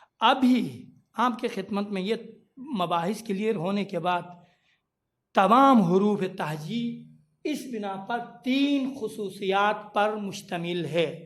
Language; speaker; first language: Urdu; non-native, local second language; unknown